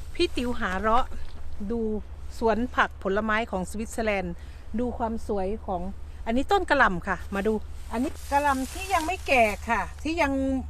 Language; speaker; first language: Thai; native; Thai